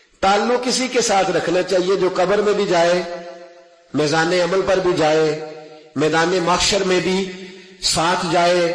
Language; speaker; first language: Urdu; non-native, local second language; Punjabi